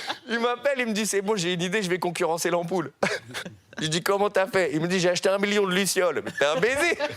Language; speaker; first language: French; native; French